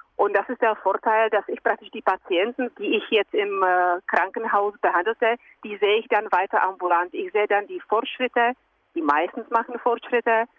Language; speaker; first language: German; non-native, fluent; Czech